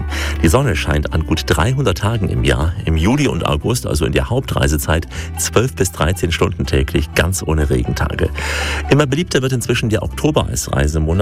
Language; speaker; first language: German; native; German